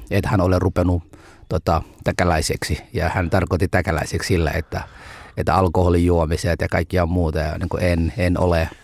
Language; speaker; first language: Finnish; non-native, fluent; Somali